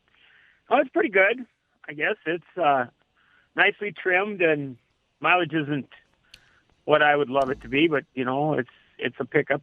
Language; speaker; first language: English; native; English